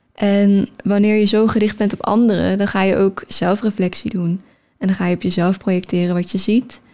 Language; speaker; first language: Dutch; native; Dutch